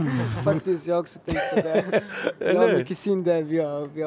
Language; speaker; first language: Swedish; early bilingual, other home language; Albanian